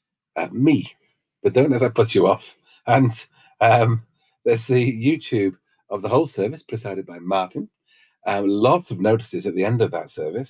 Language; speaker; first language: English; native; English